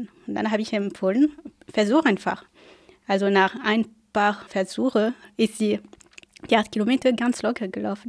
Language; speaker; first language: German; non-native, fluent; French